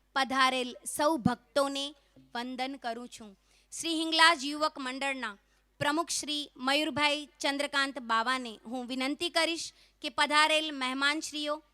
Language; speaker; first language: Gujarati; non-native, local second language; Kachhi